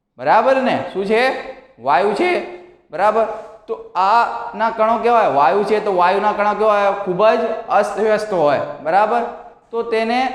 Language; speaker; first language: Gujarati; native; Gujarati